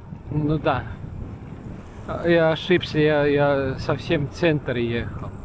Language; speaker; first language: Russian; non-native, learner; Estonian